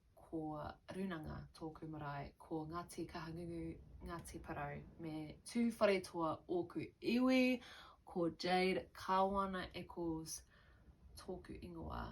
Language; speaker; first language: Māori; non-native, local second language; English